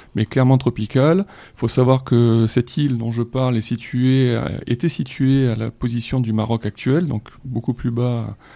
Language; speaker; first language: French; native; French